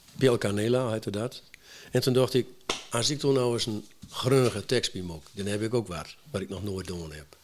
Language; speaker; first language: Dutch; native; Dutch